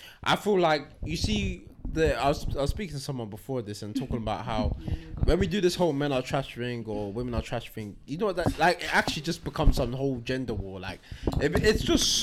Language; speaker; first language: English; native; English